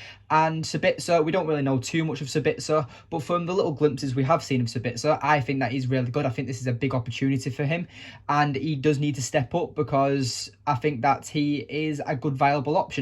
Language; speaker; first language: English; native; English